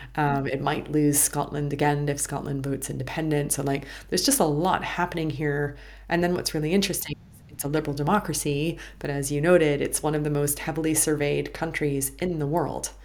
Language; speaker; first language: English; native; English